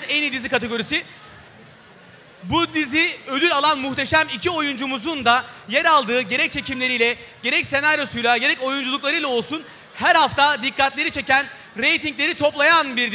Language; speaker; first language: Turkish; native; Turkish